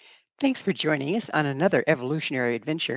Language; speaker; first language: English; native; English